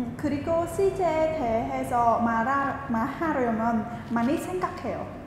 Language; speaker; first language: Korean; non-native, fluent; Khmer